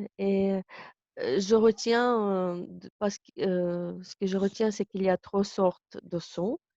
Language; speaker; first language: French; non-native, fluent; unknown